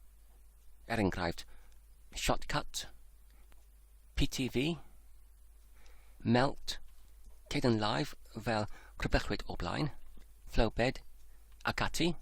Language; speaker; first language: Welsh; non-native, learner; English